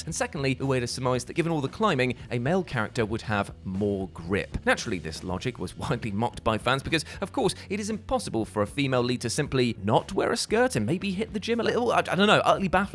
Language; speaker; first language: English; native; English